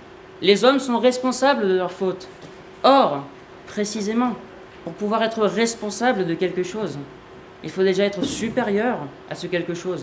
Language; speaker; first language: French; native; French